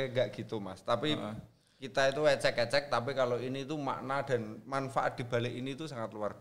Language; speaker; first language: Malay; non-native, local second language; Javanese